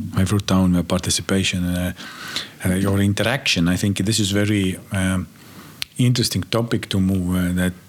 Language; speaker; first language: English; non-native, fluent; Estonian